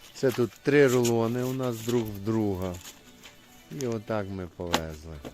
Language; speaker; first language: Ukrainian; native; Ukrainian